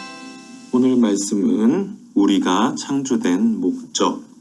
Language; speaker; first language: Korean; native; Korean